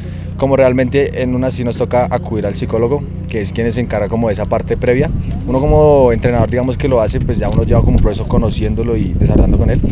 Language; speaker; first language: Spanish; native; Spanish